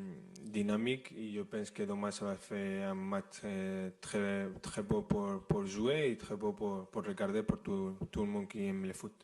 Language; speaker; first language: French; non-native, fluent; Spanish